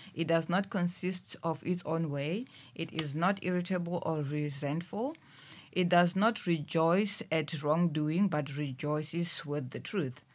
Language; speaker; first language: English; non-native, local second language; Venda